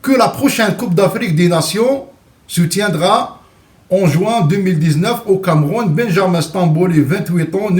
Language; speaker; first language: French; non-native, local second language; Arabic